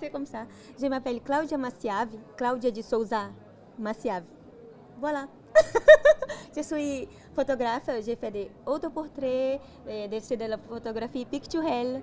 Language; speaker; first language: French; non-native, fluent; Portuguese